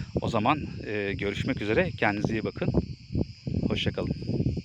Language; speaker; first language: Turkish; native; Turkish